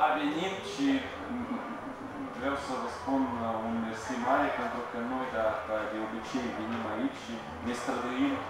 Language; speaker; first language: Romanian; non-native, local second language; Russian